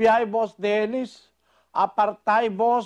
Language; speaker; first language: Portuguese; non-native, fluent; Filipino